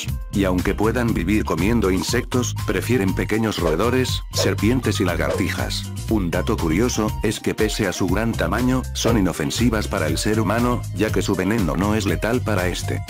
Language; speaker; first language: Spanish; native; Spanish